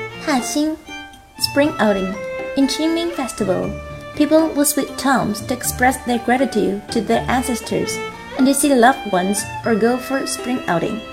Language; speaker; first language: English; non-native, fluent; Chinese